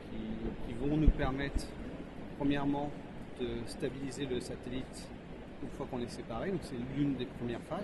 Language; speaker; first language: French; native; French